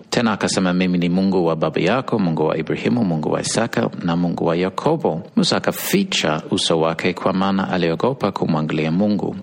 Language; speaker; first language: Swahili; non-native, fluent; English